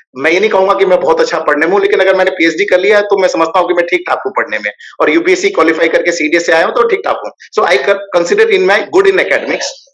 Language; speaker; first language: Hindi; native; Hindi